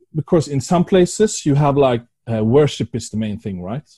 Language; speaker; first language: English; non-native, fluent; Norwegian